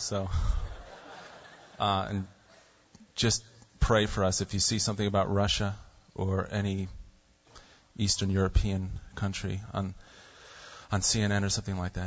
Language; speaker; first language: English; native; English